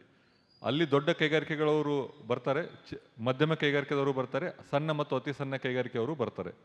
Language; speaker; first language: Kannada; native; Kannada